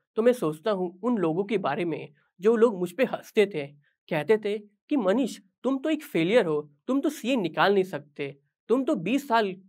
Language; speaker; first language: Hindi; native; Hindi